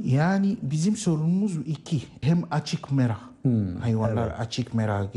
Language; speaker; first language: Turkish; non-native, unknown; Arabic